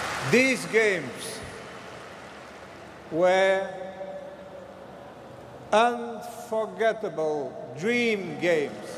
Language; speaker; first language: English; non-native, fluent; Dutch